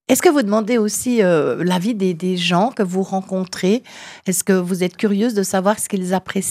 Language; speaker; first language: French; native; French